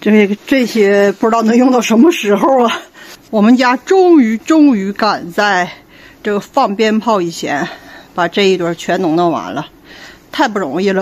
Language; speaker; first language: Chinese; native; Chinese